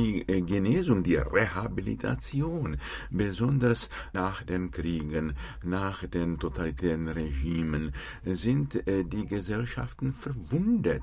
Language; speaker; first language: German; non-native, fluent; Czech